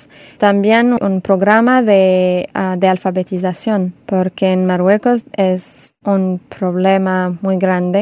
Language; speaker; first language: Spanish; non-native, fluent; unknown